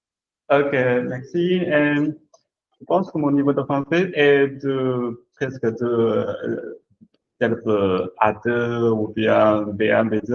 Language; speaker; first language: French; non-native, learner; Chinese